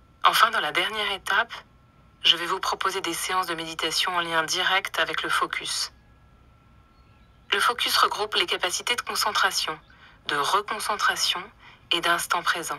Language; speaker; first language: French; native; French